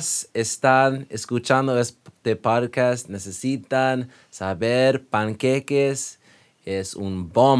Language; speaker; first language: Spanish; non-native, learner; English